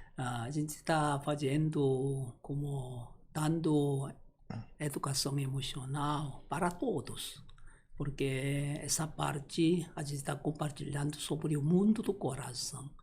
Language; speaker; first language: Portuguese; non-native, learner; Korean